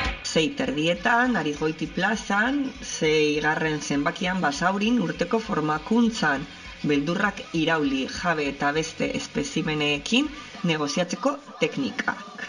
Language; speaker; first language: Basque; native; Basque